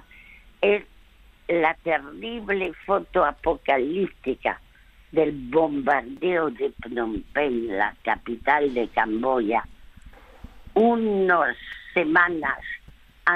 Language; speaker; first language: Spanish; early bilingual, other home language; French